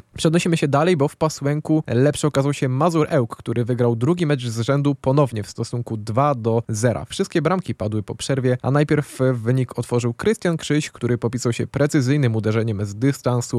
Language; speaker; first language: Polish; native; Polish